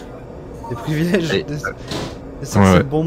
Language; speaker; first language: French; native; French